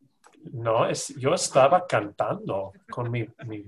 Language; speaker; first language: Spanish; non-native, learner; English